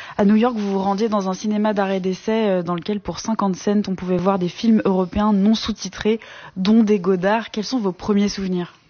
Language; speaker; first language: French; native; French